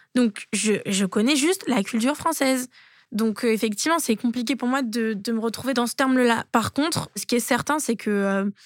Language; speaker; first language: French; native; French